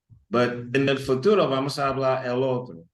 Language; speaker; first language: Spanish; non-native, learner; English